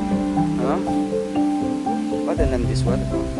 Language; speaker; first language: English; non-native, learner; Indonesian